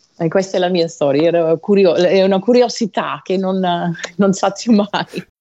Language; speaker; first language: Italian; non-native, fluent; English